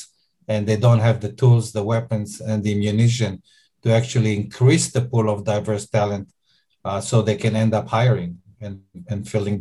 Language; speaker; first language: English; non-native, fluent; Hebrew